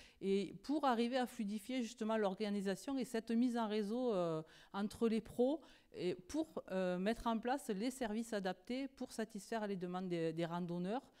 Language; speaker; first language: French; native; French